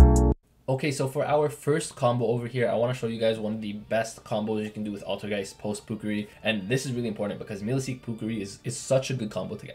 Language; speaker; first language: English; native; English